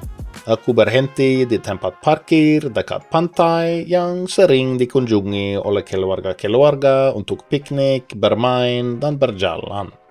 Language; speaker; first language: Indonesian; non-native, fluent; Norwegian